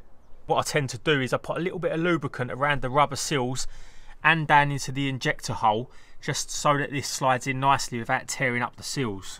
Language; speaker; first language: English; native; English